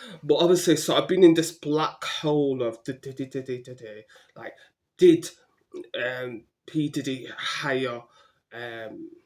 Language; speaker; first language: English; native; English